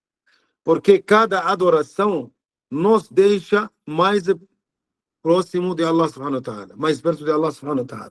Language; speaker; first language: Portuguese; non-native, learner; Arabic